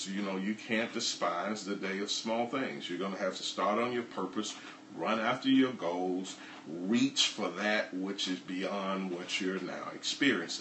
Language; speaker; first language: English; native; English